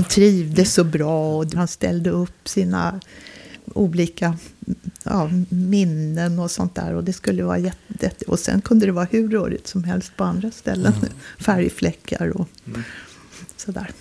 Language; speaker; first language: Swedish; native; Swedish